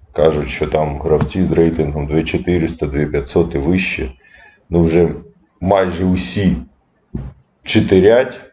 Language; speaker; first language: Ukrainian; non-native, local second language; Russian